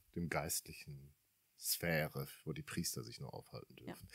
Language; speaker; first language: German; native; German